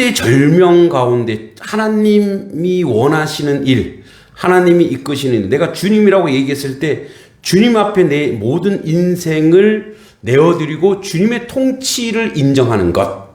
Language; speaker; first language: Korean; native; Korean